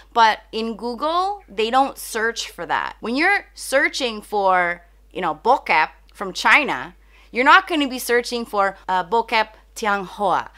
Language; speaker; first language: English; native; English